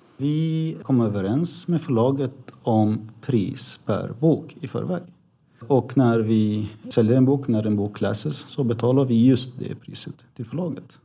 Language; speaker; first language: Swedish; early bilingual, other home language; Arabic